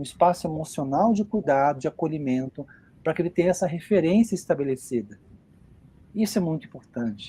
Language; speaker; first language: Portuguese; native; Portuguese